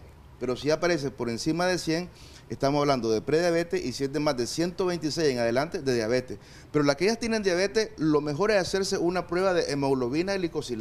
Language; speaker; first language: Spanish; native; Spanish